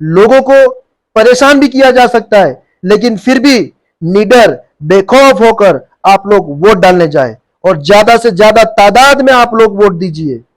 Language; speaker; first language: Hindi; non-native, local second language; Gujarati